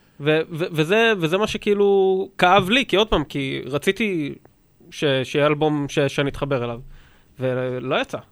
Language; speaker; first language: Hebrew; native; Hebrew